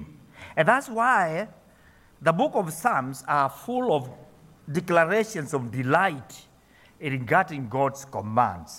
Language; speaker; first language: English; non-native, local second language; Kikuyu